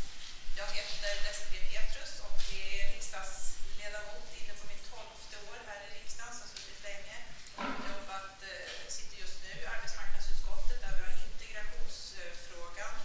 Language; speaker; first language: Swedish; native; Swedish